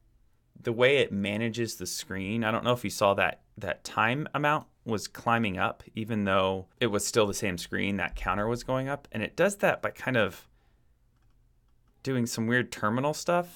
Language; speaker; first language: English; native; English